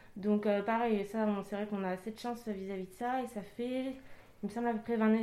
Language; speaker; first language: French; native; French